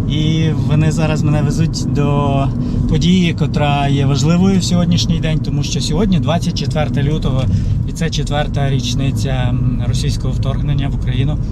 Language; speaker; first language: Ukrainian; native; Ukrainian